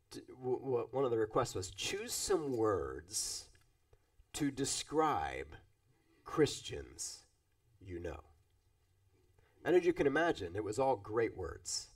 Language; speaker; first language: English; native; English